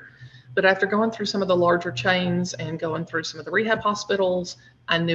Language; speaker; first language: English; native; English